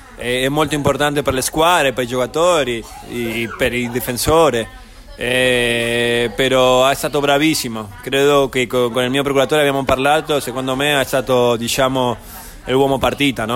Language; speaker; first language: Italian; non-native, fluent; Spanish